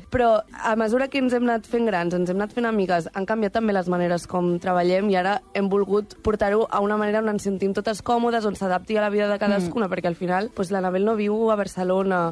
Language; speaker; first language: Catalan; native; Catalan